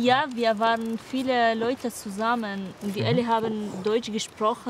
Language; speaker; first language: German; non-native, learner; Arabic